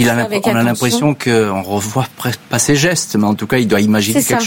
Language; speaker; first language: French; native; French